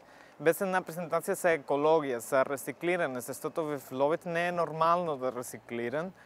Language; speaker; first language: Bulgarian; non-native, learner; Spanish